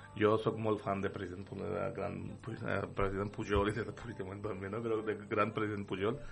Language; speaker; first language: Catalan; non-native, fluent; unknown